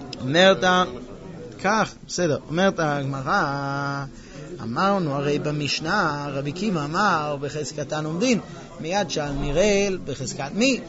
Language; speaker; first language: Hebrew; native; Hebrew